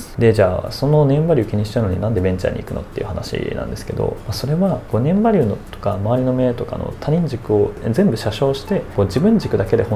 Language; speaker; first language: Japanese; native; Japanese